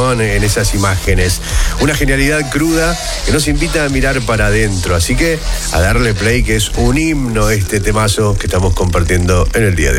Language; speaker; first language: Spanish; native; Spanish